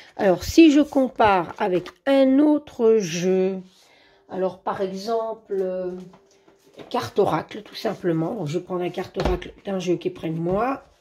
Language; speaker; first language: French; native; French